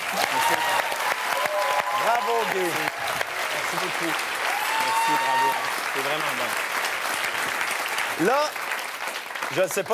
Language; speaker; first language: French; native; French